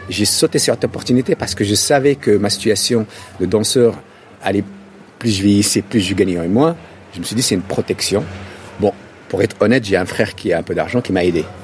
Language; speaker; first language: French; non-native, local second language; Arabic